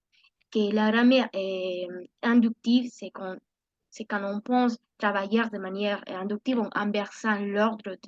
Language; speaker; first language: French; non-native, learner; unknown